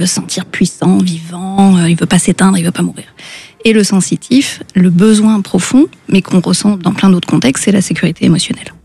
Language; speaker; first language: French; native; French